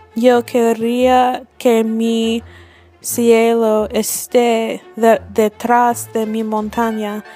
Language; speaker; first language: Spanish; non-native, learner; English